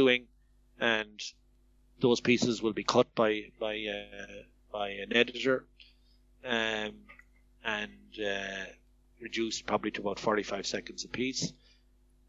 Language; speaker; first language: English; native; English